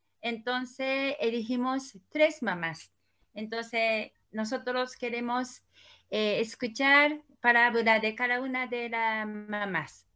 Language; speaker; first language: Spanish; non-native, learner; Korean